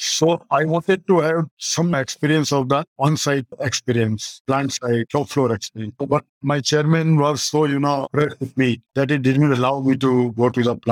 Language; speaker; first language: English; non-native, local second language; Marwari